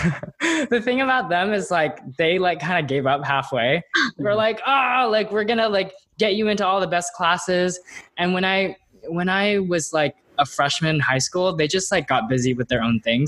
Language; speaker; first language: English; native; English